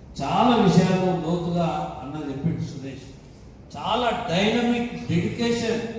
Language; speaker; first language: Telugu; native; Telugu